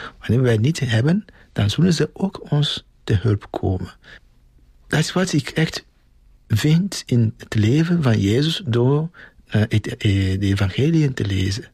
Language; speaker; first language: Dutch; non-native, fluent; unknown